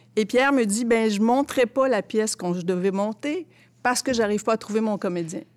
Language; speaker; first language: French; early bilingual, other home language; Arabic